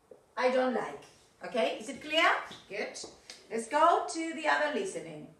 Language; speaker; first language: English; non-native, fluent; Spanish